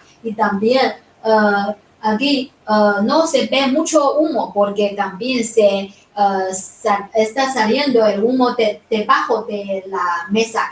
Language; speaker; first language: Spanish; non-native, fluent; Chinese